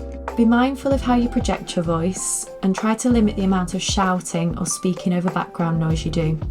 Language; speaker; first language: English; native; English